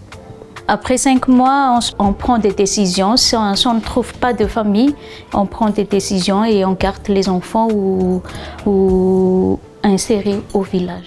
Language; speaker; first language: French; non-native, local second language; Malagasy